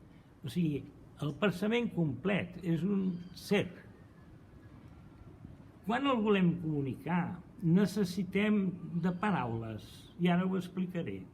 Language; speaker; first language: Catalan; non-native, fluent; Portuguese